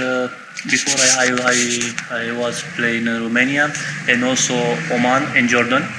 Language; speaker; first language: English; non-native, learner; Romanian